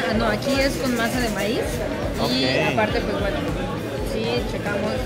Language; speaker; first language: Spanish; native; Spanish